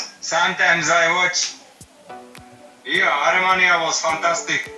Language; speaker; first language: English; non-native, fluent; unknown